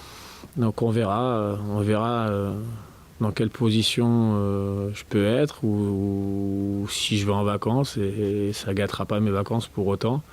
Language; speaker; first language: French; native; French